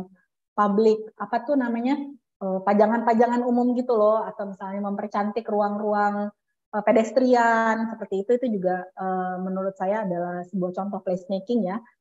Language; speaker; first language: Indonesian; native; Indonesian